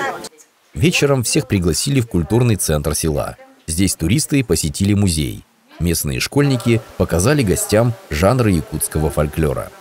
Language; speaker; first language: Russian; native; Russian